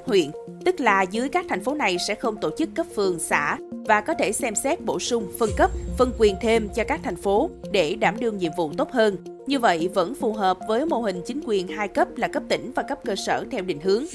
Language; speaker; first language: Vietnamese; native; Vietnamese